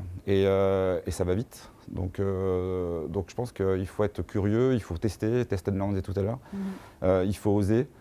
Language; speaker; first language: French; native; French